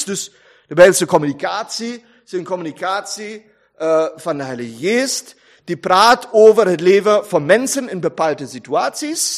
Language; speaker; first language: Dutch; non-native, fluent; German